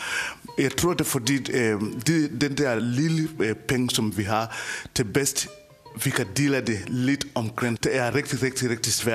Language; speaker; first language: Danish; non-native, fluent; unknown